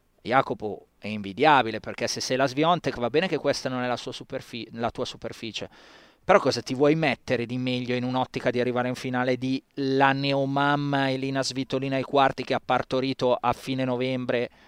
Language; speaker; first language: Italian; native; Italian